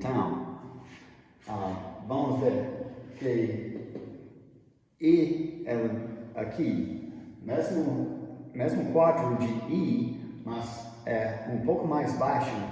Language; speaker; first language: Portuguese; non-native, fluent; English